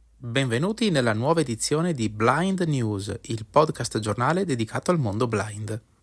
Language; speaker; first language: Italian; native; Italian